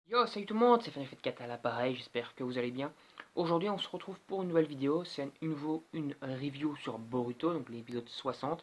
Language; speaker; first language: French; native; French